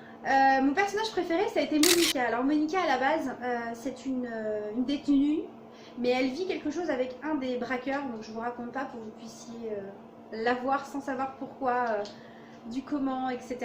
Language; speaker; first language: French; native; French